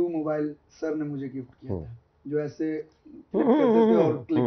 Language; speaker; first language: Hindi; native; Hindi